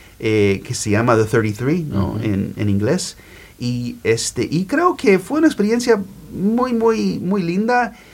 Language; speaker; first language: Spanish; early bilingual, heritage; Spanish